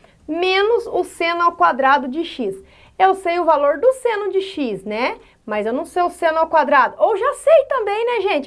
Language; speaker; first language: Portuguese; native; Portuguese